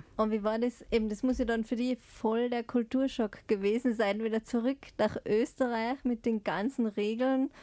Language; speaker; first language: German; native; German